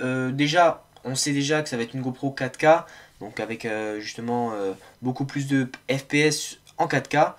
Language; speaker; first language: French; native; French